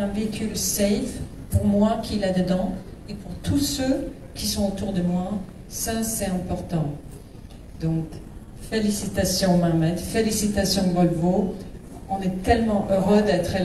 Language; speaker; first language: French; non-native, fluent; Swedish